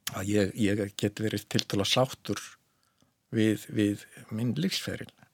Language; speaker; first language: Icelandic; native; Icelandic